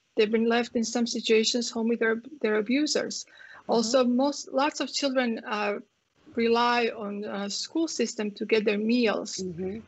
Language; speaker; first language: English; non-native, fluent; Croatian